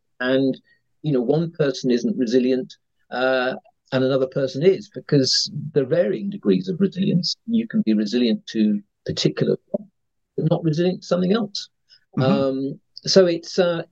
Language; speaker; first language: English; native; English